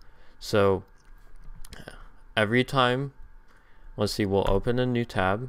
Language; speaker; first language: English; native; English